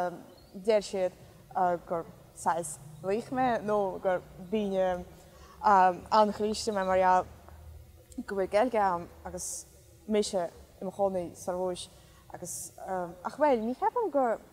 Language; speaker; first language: Irish; non-native, fluent; Russian